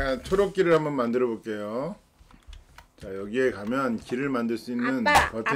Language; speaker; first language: Korean; native; Korean